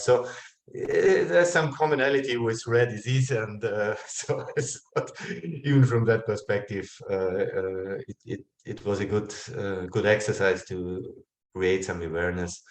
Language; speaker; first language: English; non-native, fluent; German